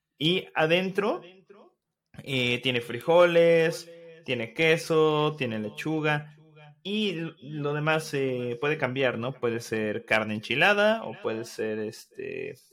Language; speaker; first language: Spanish; native; Spanish